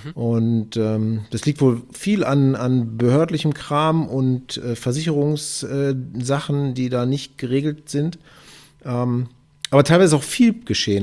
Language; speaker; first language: German; native; German